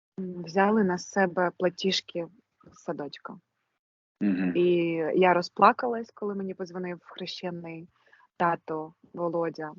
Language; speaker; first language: Ukrainian; non-native, local second language; Russian